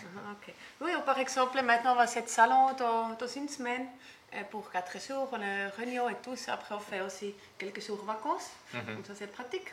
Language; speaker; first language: French; non-native, learner; German